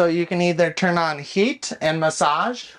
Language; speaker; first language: English; native; English